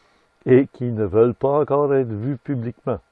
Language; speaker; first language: French; native; French